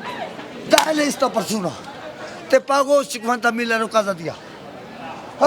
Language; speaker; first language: Spanish; non-native, learner; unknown